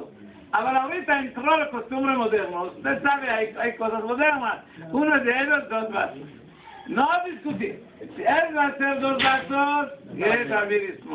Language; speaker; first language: Spanish; non-native, learner; Hebrew